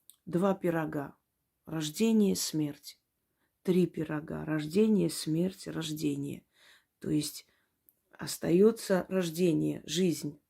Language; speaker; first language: Russian; native; Russian